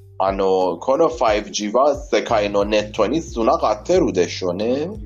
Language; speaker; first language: Japanese; non-native, learner; Persian